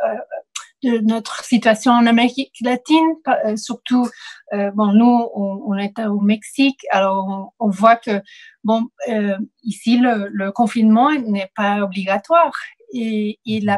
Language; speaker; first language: French; non-native, fluent; Spanish